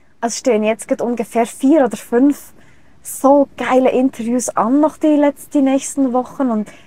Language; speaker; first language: German; native; German